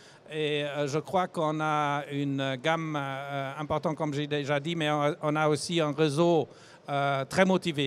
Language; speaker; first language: French; non-native, fluent; German